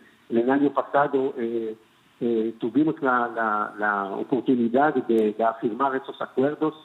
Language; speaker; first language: Spanish; non-native, fluent; Hebrew